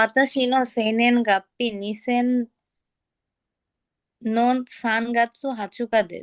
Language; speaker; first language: Japanese; non-native, learner; Bangla